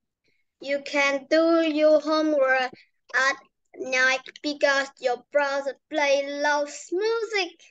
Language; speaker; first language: English; non-native, learner; Vietnamese